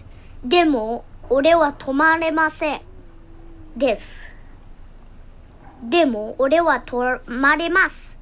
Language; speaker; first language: Japanese; non-native, learner; Indonesian